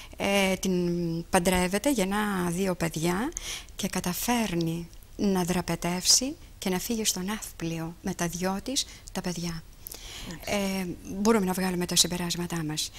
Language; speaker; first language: Greek; native; Greek